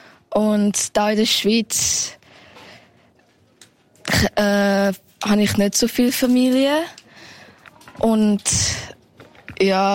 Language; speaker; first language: German; early bilingual, heritage; German